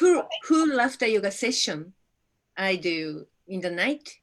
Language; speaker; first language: English; non-native, learner; Japanese